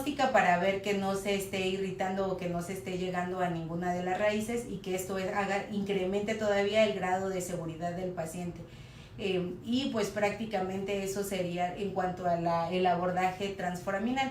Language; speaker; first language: Spanish; native; Spanish